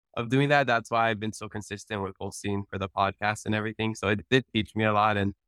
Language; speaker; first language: English; early bilingual, other home language; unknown